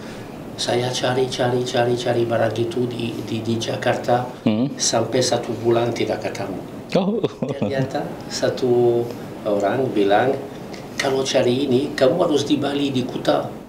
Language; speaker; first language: Indonesian; non-native, learner; Italian